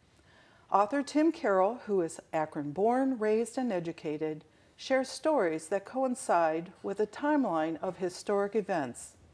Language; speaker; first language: English; native; English